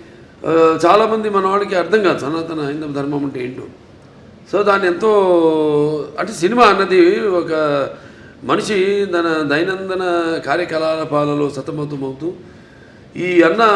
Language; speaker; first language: Telugu; native; Telugu